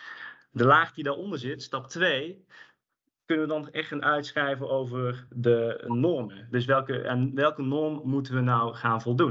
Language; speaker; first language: Dutch; native; Dutch